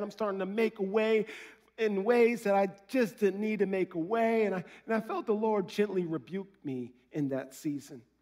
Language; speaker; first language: English; native; English